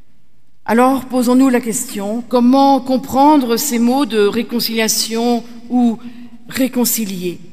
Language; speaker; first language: French; native; French